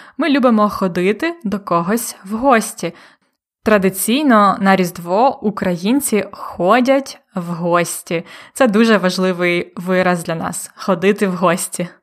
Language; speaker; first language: Ukrainian; native; Ukrainian